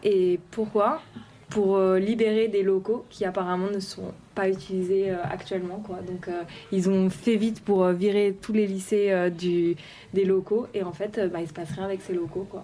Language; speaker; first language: French; native; French